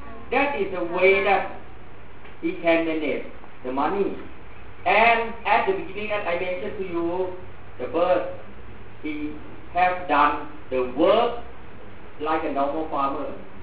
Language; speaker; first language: English; non-native, fluent; Thai